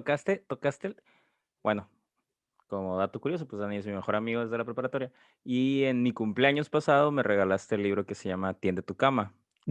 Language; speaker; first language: Spanish; native; Spanish